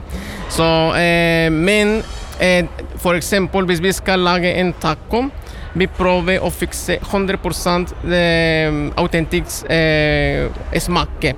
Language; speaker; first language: Norwegian; non-native, learner; Spanish